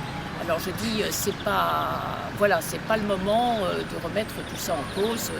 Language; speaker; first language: French; native; French